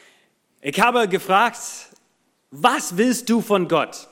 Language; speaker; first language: German; non-native, fluent; English